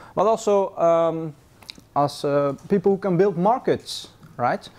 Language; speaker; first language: English; non-native, fluent; Persian